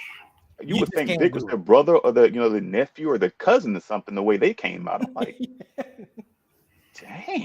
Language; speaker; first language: English; native; English